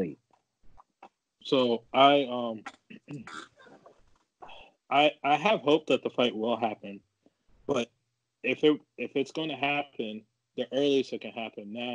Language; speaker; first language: English; native; English